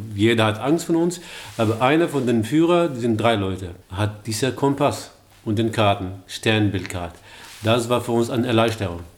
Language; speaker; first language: German; early bilingual, other home language; Arabic